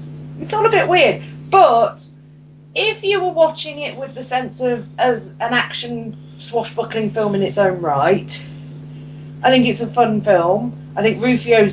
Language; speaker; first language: English; native; English